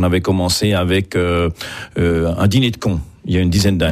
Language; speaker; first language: French; native; French